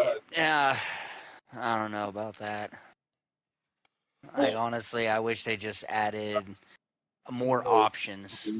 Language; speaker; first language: English; native; English